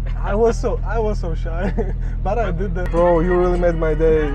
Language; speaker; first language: English; non-native, learner; Georgian